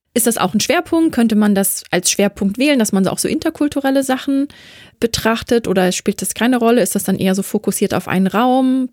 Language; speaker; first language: German; native; German